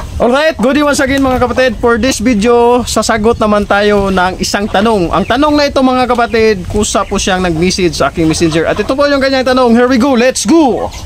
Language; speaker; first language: Filipino; non-native, local second language; Cebuano